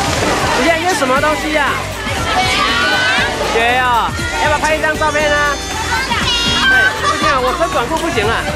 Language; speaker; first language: Chinese; native; Chinese